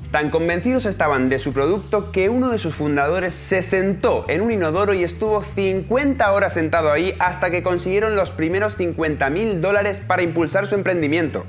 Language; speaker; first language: Spanish; native; Spanish